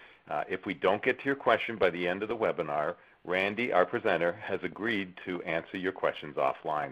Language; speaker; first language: English; native; English